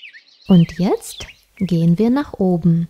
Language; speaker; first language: German; non-native, fluent; Russian